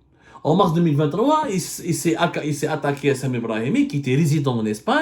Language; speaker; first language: French; non-native, local second language; Arabic